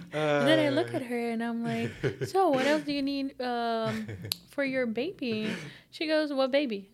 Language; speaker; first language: English; non-native, fluent; Portuguese